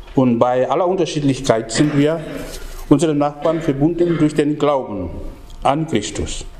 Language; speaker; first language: German; non-native, fluent; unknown